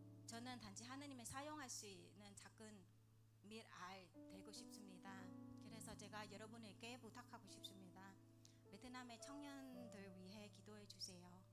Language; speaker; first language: Korean; non-native, learner; Vietnamese